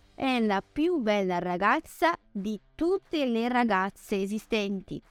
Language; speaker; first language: Italian; non-native, fluent; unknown